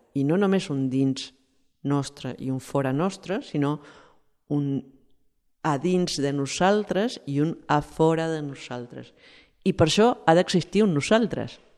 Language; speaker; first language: Catalan; non-native, fluent; Spanish